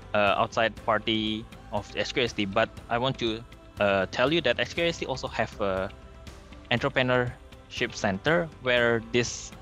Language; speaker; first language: English; non-native, fluent; Indonesian